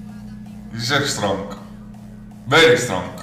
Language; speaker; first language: English; non-native, learner; Spanish